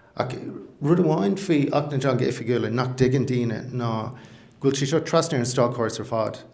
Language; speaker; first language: Irish; non-native, local second language; English